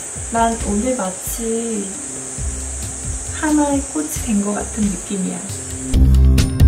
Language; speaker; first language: Korean; native; Korean